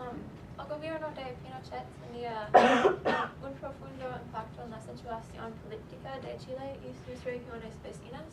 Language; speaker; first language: Spanish; non-native, learner; English